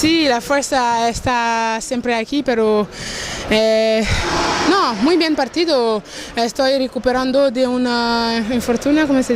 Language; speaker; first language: Spanish; non-native, learner; French